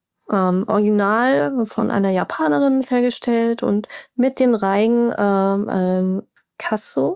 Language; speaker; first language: German; native; German